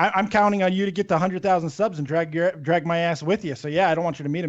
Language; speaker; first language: English; native; English